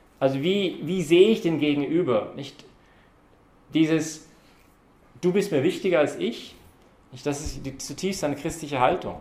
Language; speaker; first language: German; non-native, fluent; English